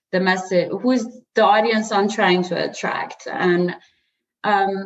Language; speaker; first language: English; early bilingual, other home language; Persian